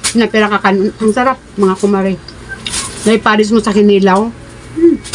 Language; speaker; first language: Filipino; non-native, local second language; Cebuano